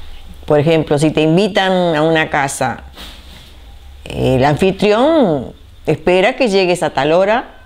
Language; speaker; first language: Spanish; early bilingual, other home language; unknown